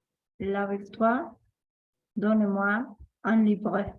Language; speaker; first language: French; non-native, learner; Spanish